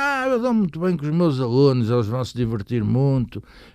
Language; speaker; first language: Portuguese; native; Portuguese